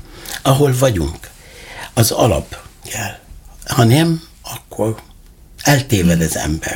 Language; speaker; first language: Hungarian; non-native, learner; Arabic